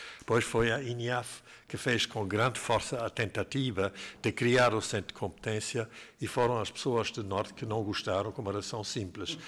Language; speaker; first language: Portuguese; non-native, fluent; German